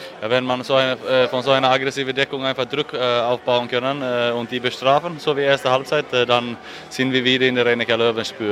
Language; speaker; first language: German; non-native, fluent; Swedish